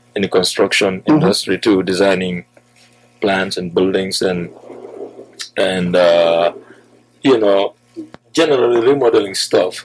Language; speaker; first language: English; non-native, local second language; Wolof